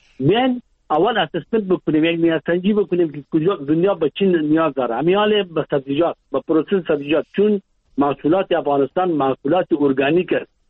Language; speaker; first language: Persian; native; Persian